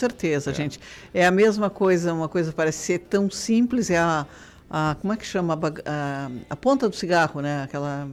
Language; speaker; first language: Portuguese; native; Portuguese